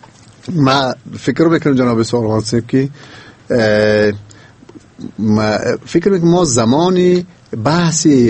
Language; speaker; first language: Persian; native; Persian